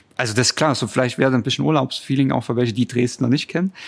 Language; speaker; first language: German; native; German